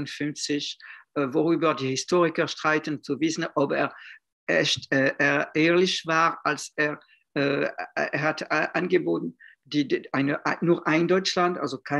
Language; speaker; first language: German; non-native, fluent; French